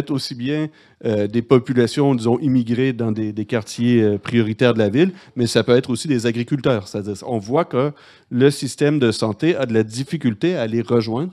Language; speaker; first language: French; native; French